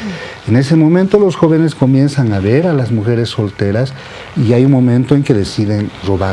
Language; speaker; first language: Spanish; native; Spanish